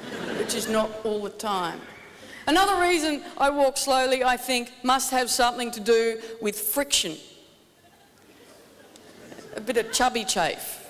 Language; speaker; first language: English; native; English